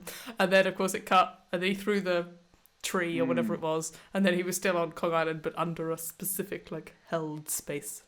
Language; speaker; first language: English; native; English